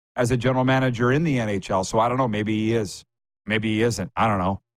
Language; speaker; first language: English; native; English